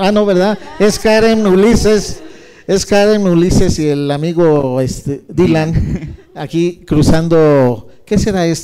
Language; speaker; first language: Spanish; native; Spanish